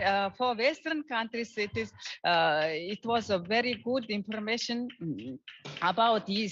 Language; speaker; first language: English; non-native, learner; Mongolian